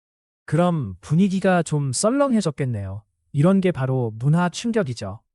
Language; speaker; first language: Korean; non-native, fluent; Chinese